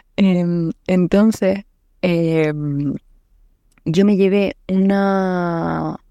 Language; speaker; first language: Spanish; native; Spanish